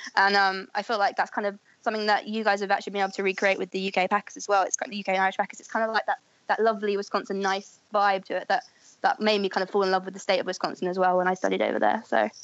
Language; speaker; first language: English; native; English